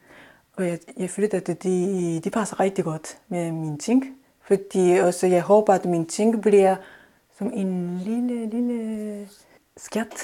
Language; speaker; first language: Danish; non-native, fluent; Japanese